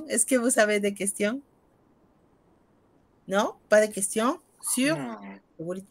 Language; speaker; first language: Spanish; native; Spanish